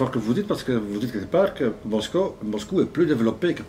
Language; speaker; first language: French; non-native, local second language; Dutch